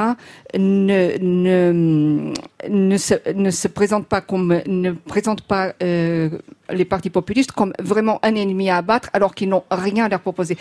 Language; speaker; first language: French; non-native, fluent; Portuguese